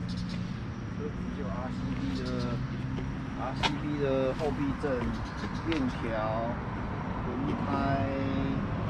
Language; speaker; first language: Chinese; native; Chinese